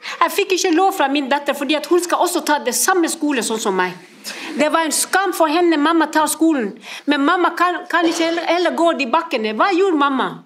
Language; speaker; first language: Norwegian; non-native, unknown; Somali